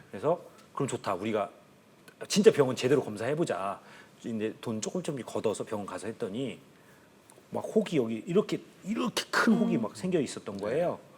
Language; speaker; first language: Korean; native; Korean